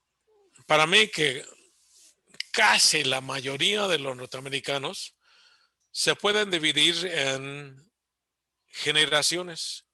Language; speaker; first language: Spanish; early bilingual, heritage; Spanish